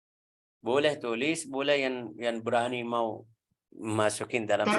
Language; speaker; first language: Indonesian; non-native, fluent; Arabic